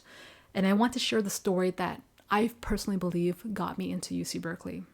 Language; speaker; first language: English; native; English